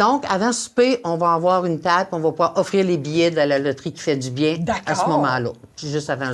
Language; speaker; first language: French; native; French